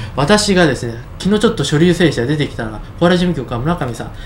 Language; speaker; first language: Japanese; native; Japanese